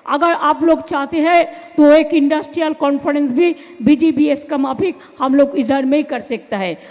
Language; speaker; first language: Hindi; non-native, local second language; Bangla